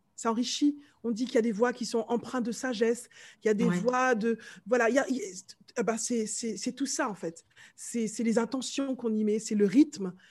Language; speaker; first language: French; native; French